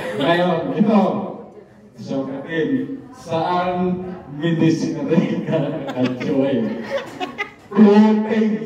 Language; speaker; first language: Filipino; non-native, local second language; Cebuano